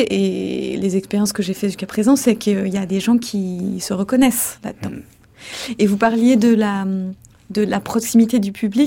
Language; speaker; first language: French; native; French